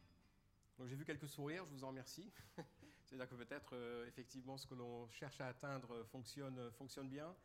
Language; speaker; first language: French; native; French